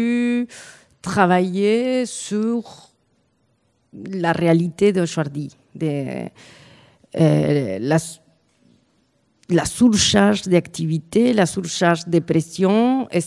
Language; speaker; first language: French; non-native, fluent; Spanish